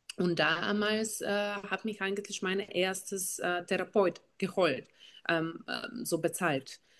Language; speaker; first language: German; non-native, fluent; Bulgarian